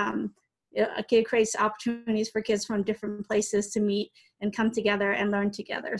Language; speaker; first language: English; native; English